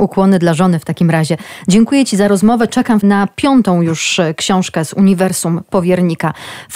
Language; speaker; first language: Polish; native; Polish